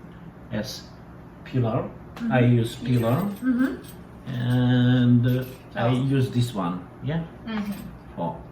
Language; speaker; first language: English; non-native, learner; Russian